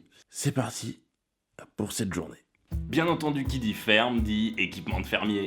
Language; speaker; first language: French; native; French